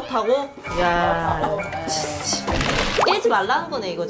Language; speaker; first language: Korean; native; Korean